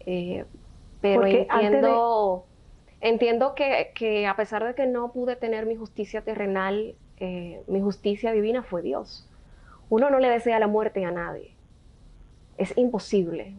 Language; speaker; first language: Spanish; native; Spanish